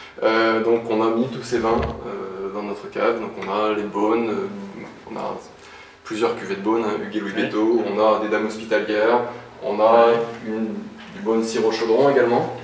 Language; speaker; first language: French; native; French